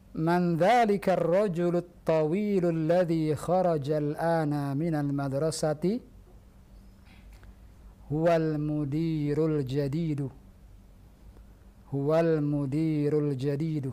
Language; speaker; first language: Arabic; non-native, fluent; Indonesian